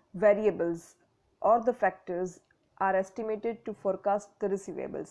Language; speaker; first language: English; non-native, local second language; Gujarati